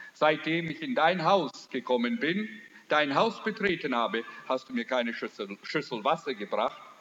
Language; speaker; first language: German; early bilingual, heritage; German